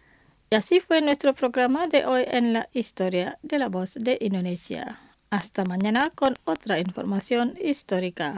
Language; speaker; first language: Spanish; non-native, fluent; Indonesian